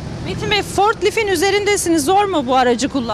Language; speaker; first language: Turkish; native; Turkish